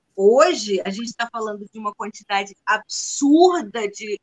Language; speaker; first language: Portuguese; non-native, fluent; English